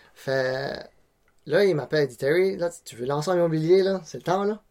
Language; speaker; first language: French; non-native, local second language; Cantonese